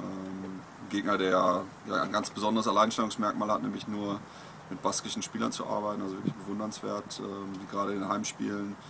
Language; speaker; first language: German; native; German